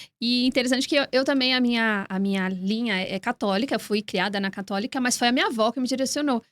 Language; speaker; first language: Portuguese; native; Portuguese